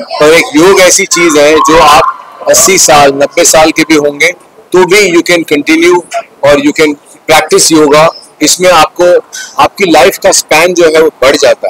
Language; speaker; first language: Hindi; native; Hindi